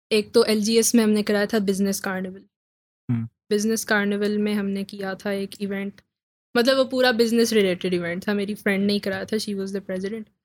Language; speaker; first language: Urdu; native; Urdu